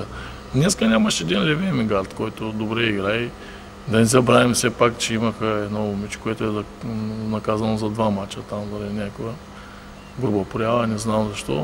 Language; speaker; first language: Bulgarian; native; Bulgarian